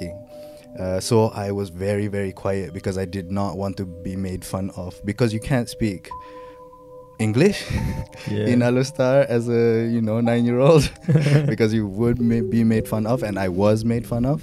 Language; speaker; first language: English; non-native, local second language; Pattani Malay